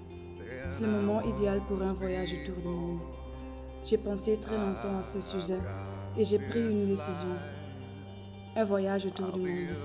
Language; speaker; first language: French; non-native, learner; Dutch